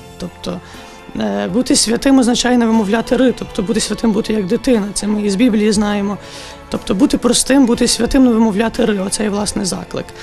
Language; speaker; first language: Ukrainian; native; Ukrainian